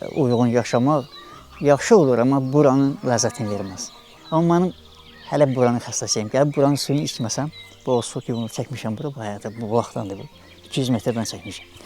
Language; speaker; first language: Azerbaijani; non-native, local second language; Talysh